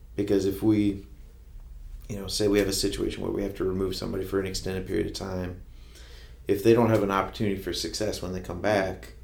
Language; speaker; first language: English; native; English